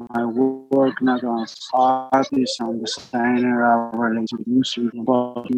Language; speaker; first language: English; non-native, learner; Spanish